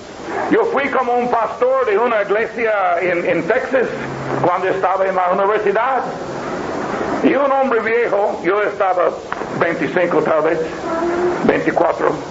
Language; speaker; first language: Spanish; non-native, learner; English